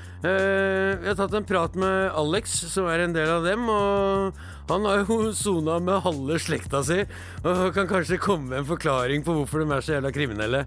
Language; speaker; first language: Norwegian; native; Norwegian